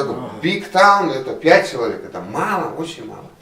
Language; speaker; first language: Russian; non-native, learner; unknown